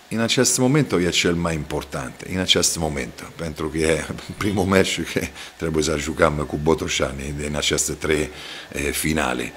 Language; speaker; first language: Romanian; non-native, fluent; Italian